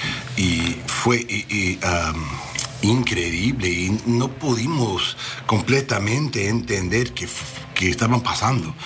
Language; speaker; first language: Spanish; non-native, learner; English